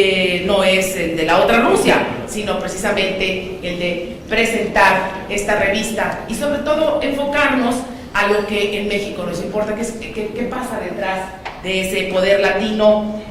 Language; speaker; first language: Spanish; native; Spanish